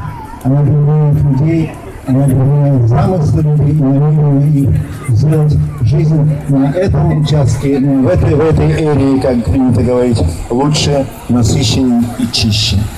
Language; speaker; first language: Russian; native; Russian